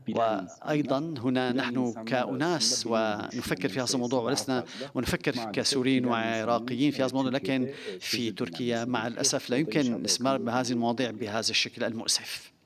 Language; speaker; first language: Arabic; non-native, fluent; Turkish